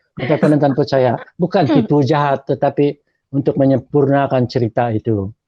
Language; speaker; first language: Malay; native; Malay